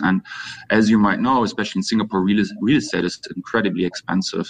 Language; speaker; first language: English; non-native, fluent; German